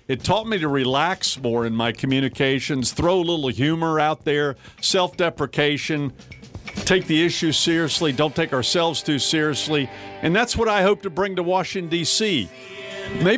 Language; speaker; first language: English; native; English